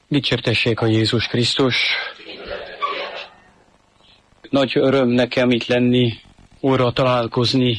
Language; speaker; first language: Hungarian; non-native, fluent; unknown